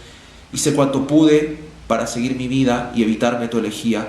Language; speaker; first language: Spanish; native; Spanish